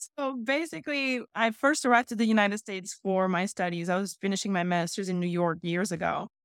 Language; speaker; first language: English; non-native, fluent; French